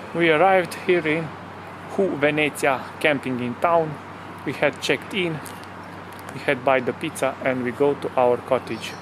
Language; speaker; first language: English; non-native, learner; Romanian